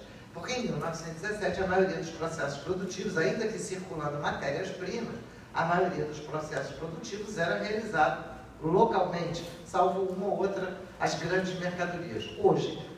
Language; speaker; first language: Portuguese; native; Portuguese